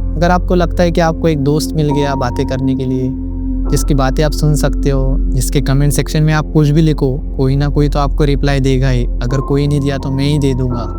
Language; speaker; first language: Hindi; non-native, local second language; Marathi